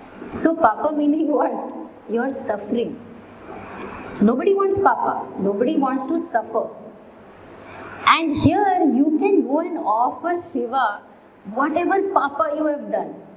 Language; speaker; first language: English; non-native, local second language; Tamil